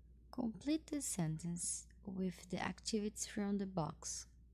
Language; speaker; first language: English; non-native, fluent; Portuguese